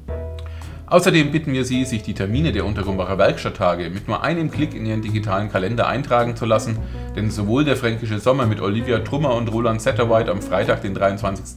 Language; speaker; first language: German; native; German